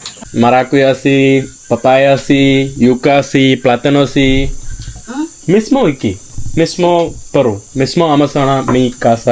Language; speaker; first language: Spanish; non-native, learner; Malayalam